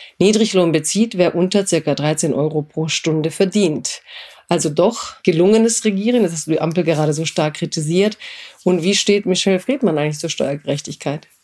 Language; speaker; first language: German; early bilingual, other home language; Croatian